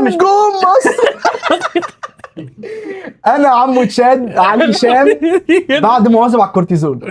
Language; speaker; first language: Arabic; native; Arabic